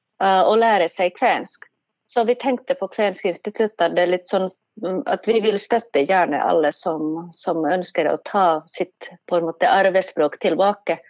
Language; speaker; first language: Norwegian; non-native, fluent; Finnish